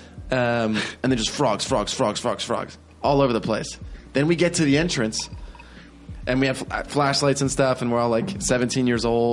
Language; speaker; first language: English; native; English